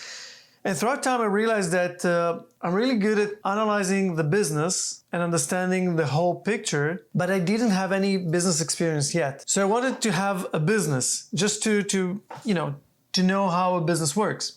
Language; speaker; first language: English; non-native, fluent; Hebrew